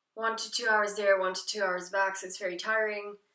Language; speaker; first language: English; non-native, fluent; Dutch